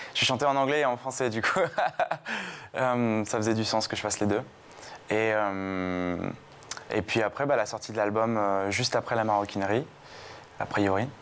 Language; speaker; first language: French; native; French